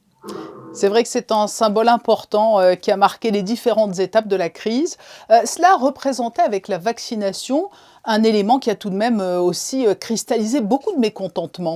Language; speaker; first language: French; native; French